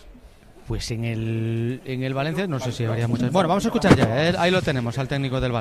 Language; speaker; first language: Spanish; native; Spanish